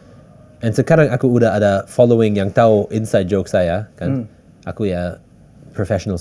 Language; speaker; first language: Indonesian; early bilingual, heritage; English